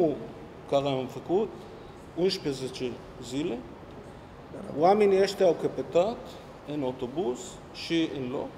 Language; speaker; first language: Romanian; early bilingual, heritage; Hebrew